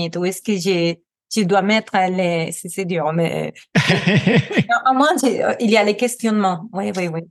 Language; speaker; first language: French; non-native, fluent; Spanish